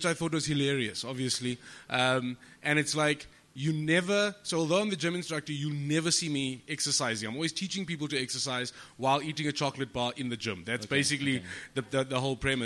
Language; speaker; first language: English; native; English